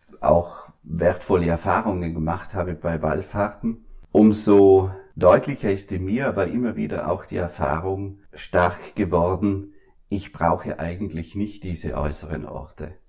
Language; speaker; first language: German; native; German